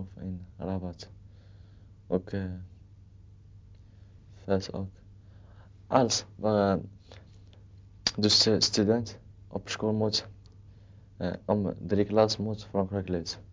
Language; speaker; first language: Dutch; non-native, learner; Arabic